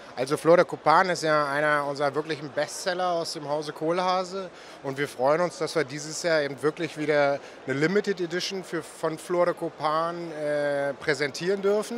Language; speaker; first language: German; native; German